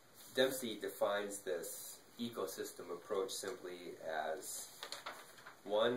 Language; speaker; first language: English; native; English